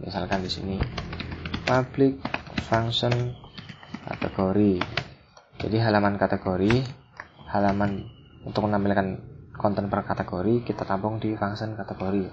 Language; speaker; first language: Indonesian; native; Indonesian